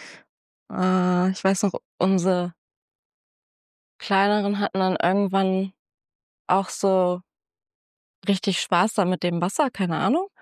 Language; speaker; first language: German; native; German